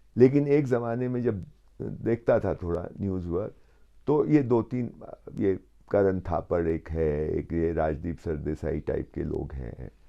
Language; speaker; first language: Hindi; native; Hindi